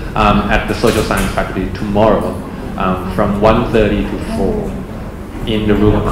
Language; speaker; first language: English; non-native, fluent; Thai